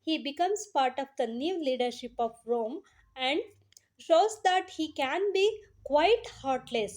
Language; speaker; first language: English; non-native, local second language; Kannada